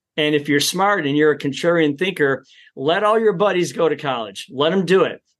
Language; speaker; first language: English; native; English